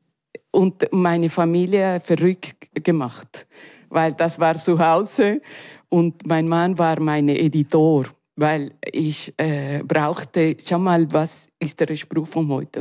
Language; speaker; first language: German; non-native, learner; Spanish